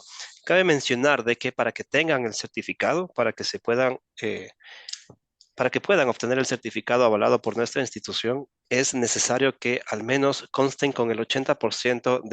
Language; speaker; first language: Spanish; native; Spanish